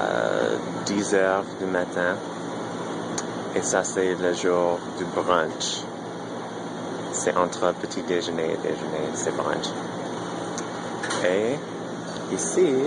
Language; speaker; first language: French; non-native, learner; English